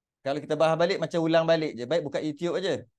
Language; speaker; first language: Malay; native; Malay